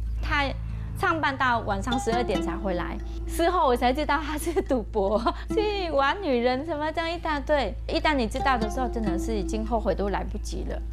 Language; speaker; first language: Chinese; non-native, fluent; Vietnamese